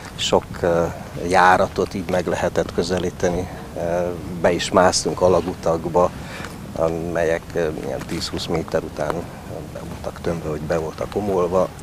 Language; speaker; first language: Hungarian; native; Hungarian